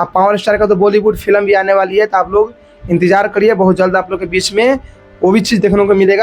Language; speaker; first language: Hindi; native; Hindi